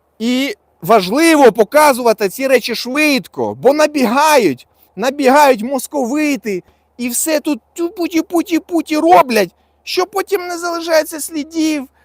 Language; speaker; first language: Ukrainian; non-native, local second language; Russian